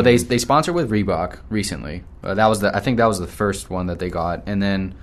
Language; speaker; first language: English; native; English